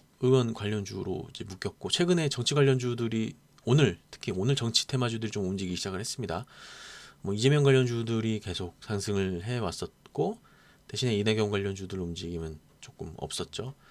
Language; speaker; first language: Korean; native; Korean